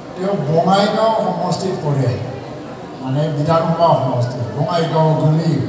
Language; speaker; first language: Assamese; non-native, local second language; Bodo